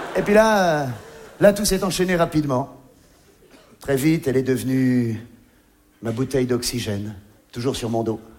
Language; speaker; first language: French; native; French